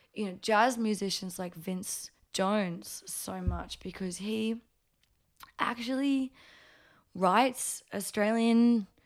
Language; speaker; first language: English; early bilingual, other home language; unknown